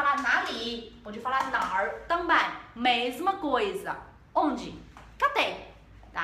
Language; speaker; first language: Portuguese; non-native, learner; Chinese